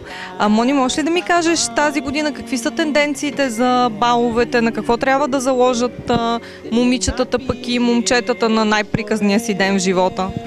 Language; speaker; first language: Bulgarian; native; Bulgarian